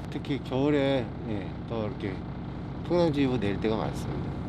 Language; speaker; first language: Korean; native; Korean